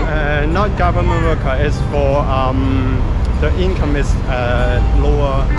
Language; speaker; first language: English; non-native, learner; Cantonese